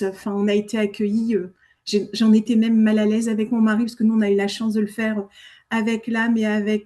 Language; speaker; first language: French; native; French